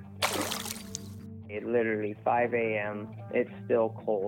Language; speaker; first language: English; native; English